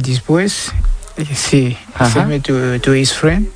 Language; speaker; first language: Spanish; non-native, learner; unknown